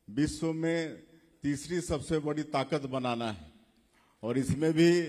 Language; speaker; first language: Hindi; native; Hindi